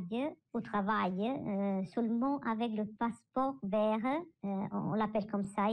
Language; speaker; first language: French; non-native, learner; Italian